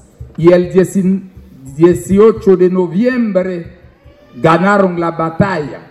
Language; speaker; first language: Spanish; non-native, fluent; Haitian Creole